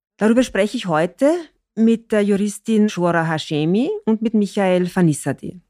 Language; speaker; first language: German; native; German